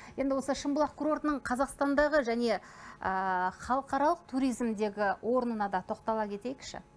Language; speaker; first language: Kazakh; native; Kazakh